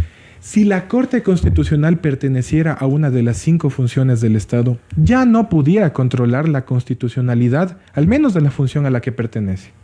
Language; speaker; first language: Spanish; native; Spanish